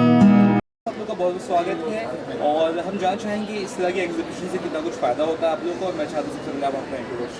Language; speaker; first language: Hindi; native; Hindi